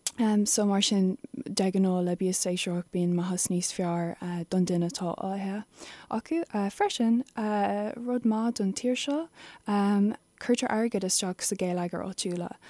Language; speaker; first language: Irish; non-native, local second language; English